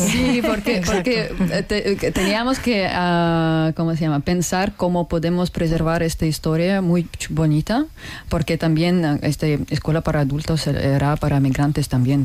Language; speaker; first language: Spanish; non-native, learner; Russian